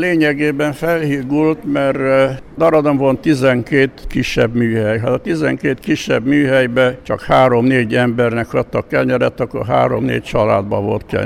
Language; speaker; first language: Hungarian; native; Hungarian